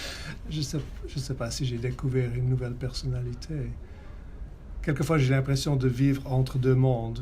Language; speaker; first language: French; non-native, fluent; Italian